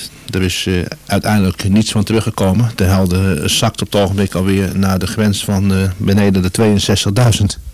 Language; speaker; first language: Dutch; native; Dutch